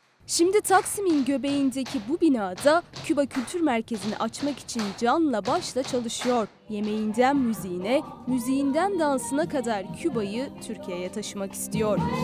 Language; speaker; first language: Turkish; native; Turkish